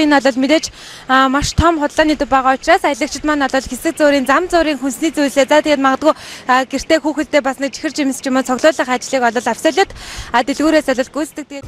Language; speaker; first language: Mongolian; native; Mongolian